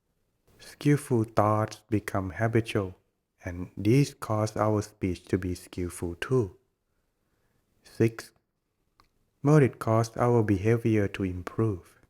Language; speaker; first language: English; non-native, fluent; Thai